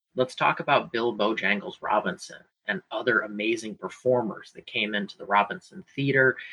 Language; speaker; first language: English; native; English